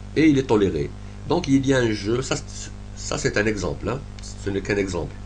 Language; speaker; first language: French; non-native, local second language; Arabic